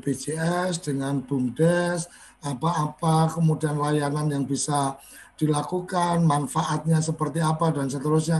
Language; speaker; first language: Malay; native; Malay